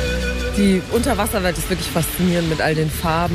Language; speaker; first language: German; native; German